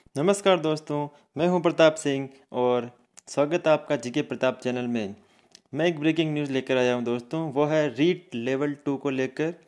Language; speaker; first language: Hindi; native; Hindi